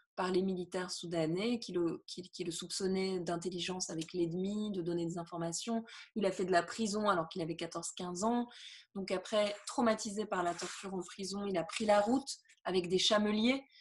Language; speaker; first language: French; native; French